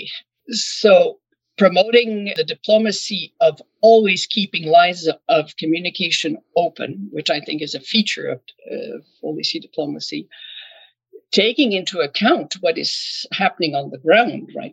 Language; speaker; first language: English; non-native, fluent; French